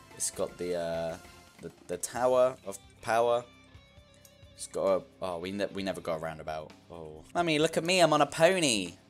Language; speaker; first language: English; native; English